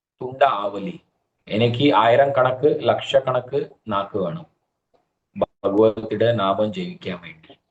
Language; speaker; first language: Malayalam; early bilingual, heritage; Malayalam